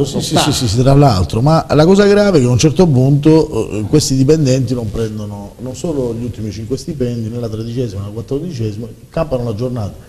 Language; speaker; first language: Italian; native; Italian